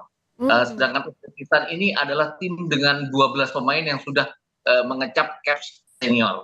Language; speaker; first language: Indonesian; native; Indonesian